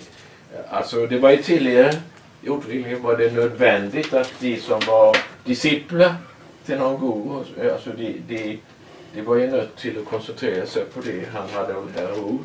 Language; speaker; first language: Swedish; non-native, learner; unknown